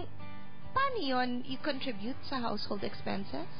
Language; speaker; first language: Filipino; native; Filipino